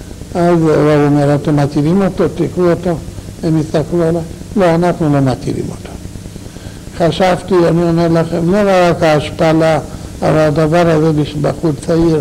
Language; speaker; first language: Hebrew; non-native, fluent; Romanian